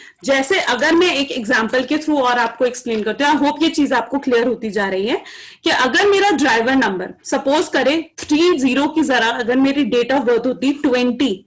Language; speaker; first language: Hindi; native; Hindi